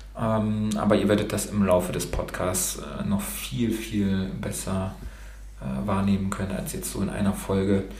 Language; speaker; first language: German; early bilingual, other home language; Romanian